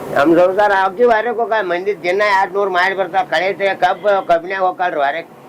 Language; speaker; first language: Kannada; native; Kannada